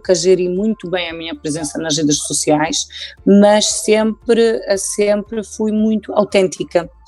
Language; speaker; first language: Portuguese; non-native, fluent; Polish